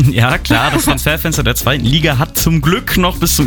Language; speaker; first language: German; native; German